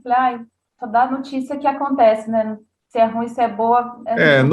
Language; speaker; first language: Portuguese; native; Portuguese